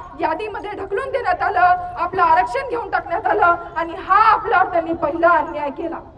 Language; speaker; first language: Marathi; non-native, local second language; Lambadi